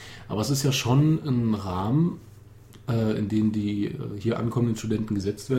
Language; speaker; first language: German; native; German